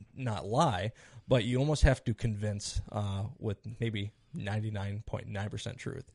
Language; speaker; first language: English; native; English